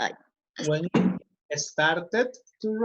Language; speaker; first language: English; non-native, fluent; Spanish